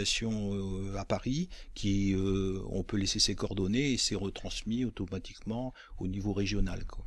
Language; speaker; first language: French; native; French